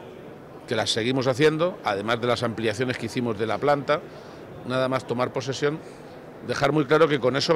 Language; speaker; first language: Spanish; native; Spanish